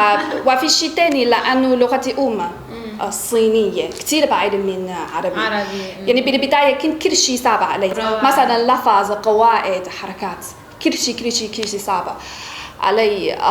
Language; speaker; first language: Arabic; non-native, fluent; Chinese